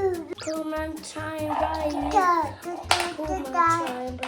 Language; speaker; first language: Korean; early bilingual, heritage; Korean